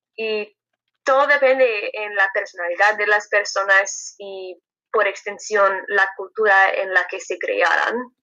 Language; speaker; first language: Spanish; non-native, learner; English